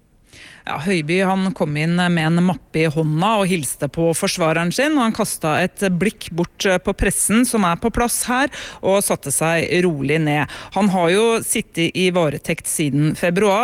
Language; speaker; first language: Norwegian; native; Norwegian